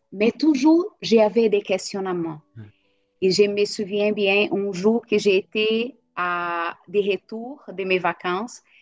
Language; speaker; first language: French; non-native, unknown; Portuguese